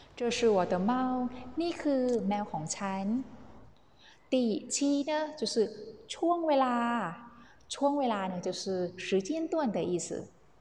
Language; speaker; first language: Chinese; non-native, fluent; Thai